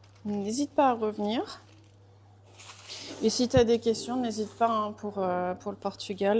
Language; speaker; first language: French; native; French